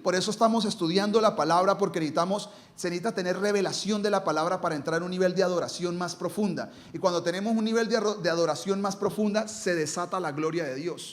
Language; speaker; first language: Spanish; native; Spanish